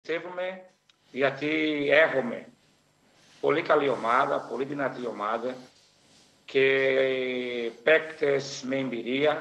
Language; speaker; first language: Greek; non-native, fluent; Portuguese